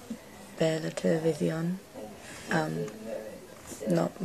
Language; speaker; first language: Spanish; non-native, learner; English